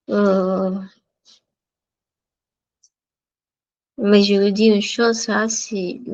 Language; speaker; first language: French; non-native, fluent; Spanish